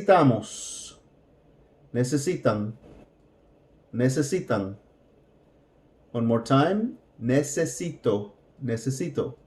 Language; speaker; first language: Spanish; non-native, fluent; English